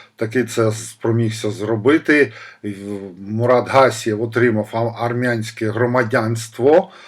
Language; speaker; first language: Ukrainian; non-native, local second language; Russian